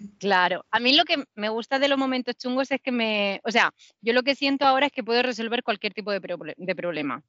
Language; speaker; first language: Spanish; native; Spanish